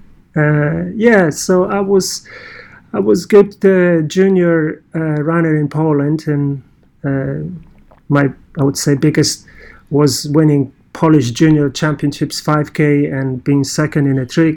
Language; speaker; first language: English; non-native, fluent; Polish